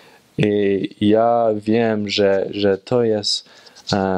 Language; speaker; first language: Polish; non-native, learner; English